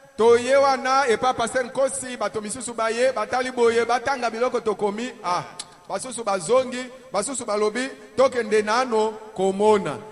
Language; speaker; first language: Lingala; native; Lingala